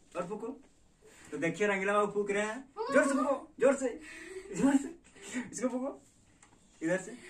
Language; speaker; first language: Hindi; native; Hindi